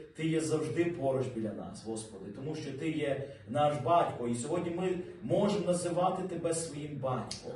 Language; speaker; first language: Ukrainian; native; Ukrainian